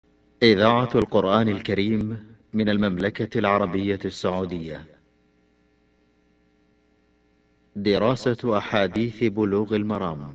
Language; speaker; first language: Arabic; native; Arabic